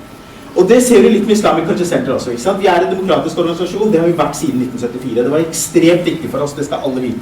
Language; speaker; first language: Norwegian; early bilingual, other home language; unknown